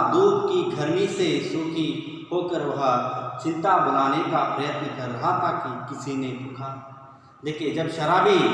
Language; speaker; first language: Hindi; non-native, local second language; Kannada